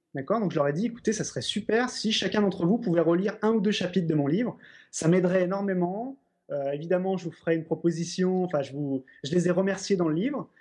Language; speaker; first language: French; native; French